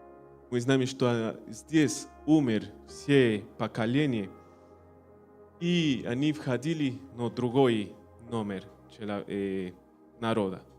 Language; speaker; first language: Russian; non-native, learner; Spanish